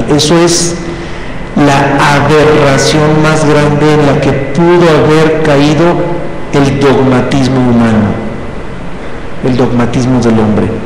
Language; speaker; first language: Spanish; native; Spanish